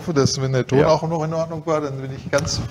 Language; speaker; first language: German; native; German